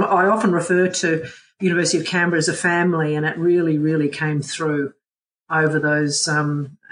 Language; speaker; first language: English; native; English